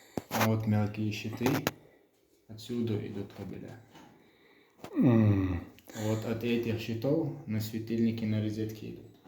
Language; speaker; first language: Russian; native; Russian